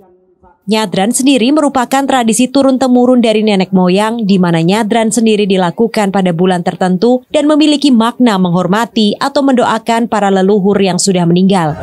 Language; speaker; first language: Indonesian; native; Indonesian